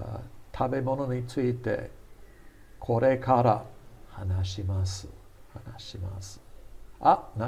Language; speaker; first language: Japanese; non-native, fluent; English